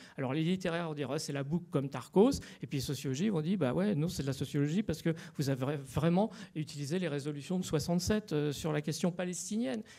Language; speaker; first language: French; native; French